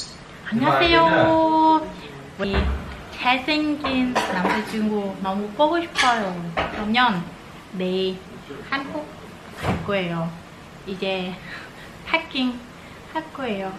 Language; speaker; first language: Korean; non-native, learner; Vietnamese